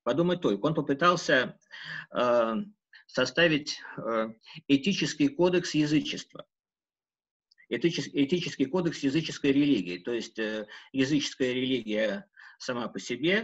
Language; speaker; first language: Russian; native; Russian